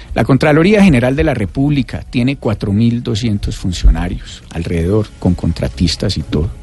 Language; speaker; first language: Spanish; native; Spanish